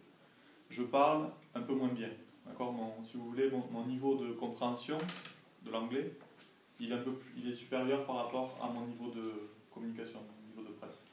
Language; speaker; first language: French; native; French